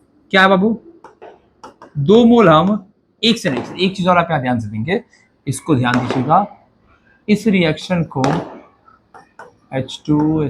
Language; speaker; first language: Hindi; native; Hindi